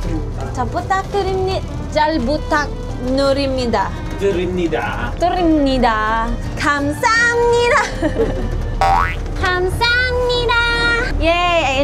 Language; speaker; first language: Korean; non-native, learner; Filipino